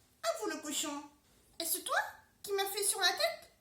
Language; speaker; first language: French; native; French